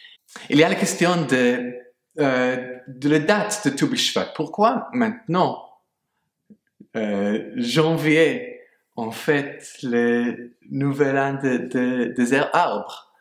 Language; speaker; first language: French; non-native, fluent; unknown